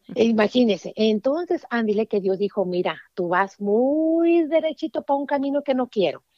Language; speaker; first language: Spanish; native; Spanish